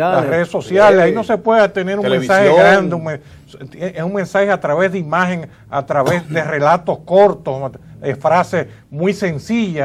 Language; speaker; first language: Spanish; native; Spanish